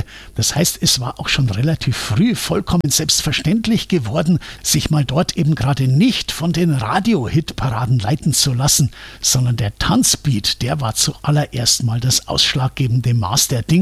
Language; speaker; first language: German; native; German